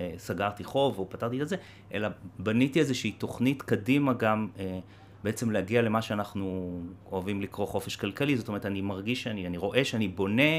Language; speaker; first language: Hebrew; native; Hebrew